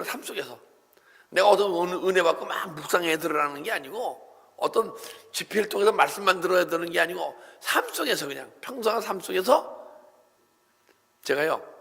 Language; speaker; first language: Korean; native; Korean